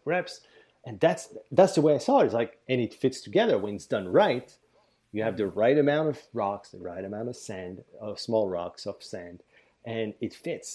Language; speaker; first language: English; non-native, fluent; French